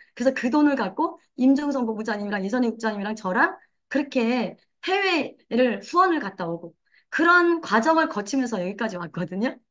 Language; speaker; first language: Korean; native; Korean